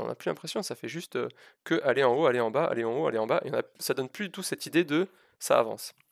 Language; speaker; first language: French; native; French